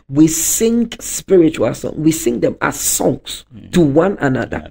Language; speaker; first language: English; non-native, local second language; Akan